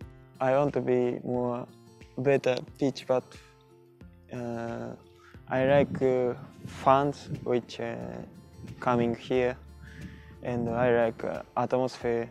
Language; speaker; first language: English; non-native, learner; Japanese